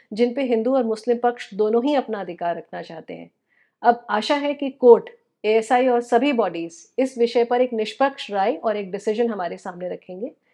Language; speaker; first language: Hindi; native; Hindi